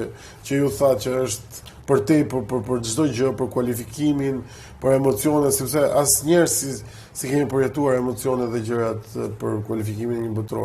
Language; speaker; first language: Albanian; native; Albanian